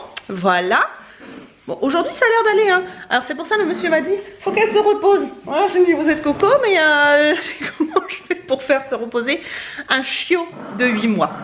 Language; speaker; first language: French; native; French